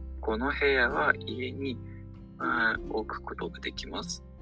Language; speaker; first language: Japanese; non-native, learner; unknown